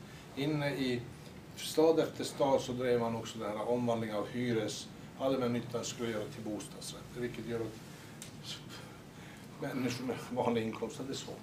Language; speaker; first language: Swedish; native; Swedish